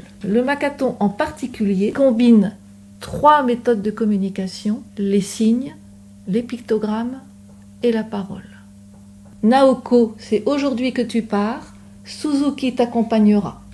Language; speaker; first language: French; native; French